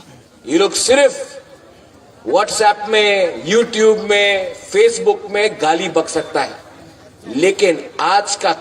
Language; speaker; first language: Hindi; non-native, local second language; Kok Borok